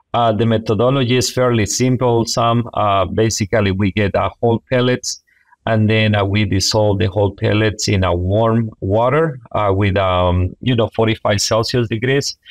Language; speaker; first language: English; non-native, fluent; Spanish